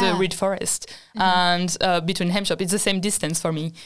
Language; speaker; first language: English; non-native, fluent; French